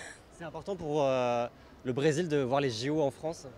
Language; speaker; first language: French; native; French